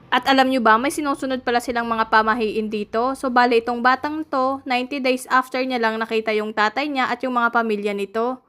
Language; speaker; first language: Filipino; native; Filipino